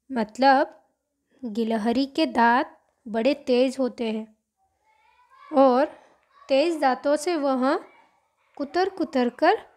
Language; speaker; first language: Hindi; non-native, local second language; Marathi